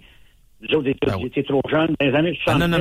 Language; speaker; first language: French; native; French